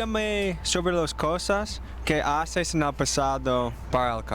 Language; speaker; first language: Spanish; non-native, learner; English